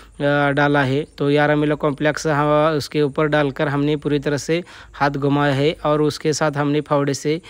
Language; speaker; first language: Hindi; non-native, local second language; Marathi